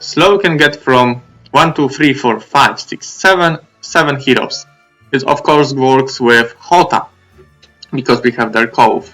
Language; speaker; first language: English; non-native, fluent; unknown